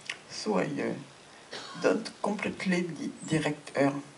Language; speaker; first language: English; non-native, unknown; French